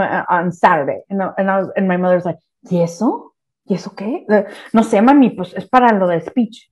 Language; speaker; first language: Spanish; early bilingual, heritage; Spanish